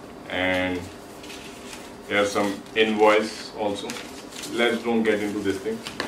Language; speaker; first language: English; non-native, local second language; Punjabi